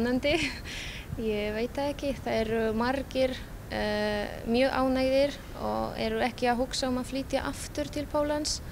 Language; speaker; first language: Icelandic; non-native, fluent; Polish